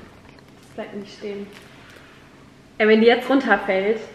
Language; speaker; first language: German; native; German